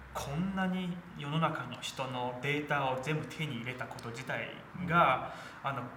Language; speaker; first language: Japanese; non-native, fluent; Chinese